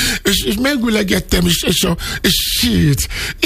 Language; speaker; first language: Hungarian; non-native, learner; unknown